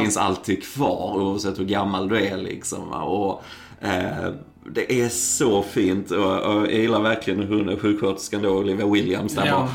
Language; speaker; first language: Swedish; native; Swedish